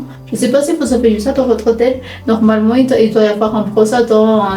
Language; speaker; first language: French; non-native, local second language; Malagasy